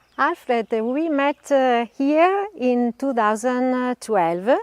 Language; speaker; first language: English; non-native, learner; Italian